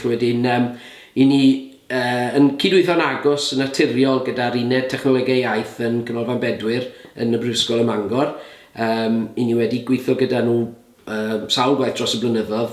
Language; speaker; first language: Welsh; native; Welsh